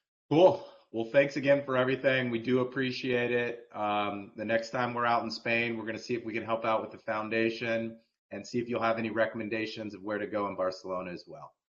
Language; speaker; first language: English; native; English